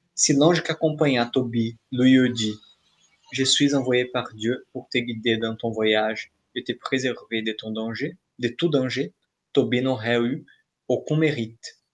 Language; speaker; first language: French; non-native, fluent; Portuguese